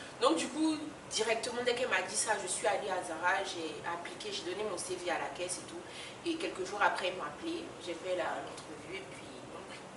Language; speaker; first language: French; native; French